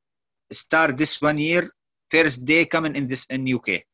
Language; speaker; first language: English; non-native, learner; Arabic